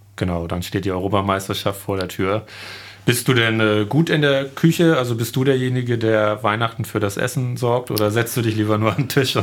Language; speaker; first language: German; native; German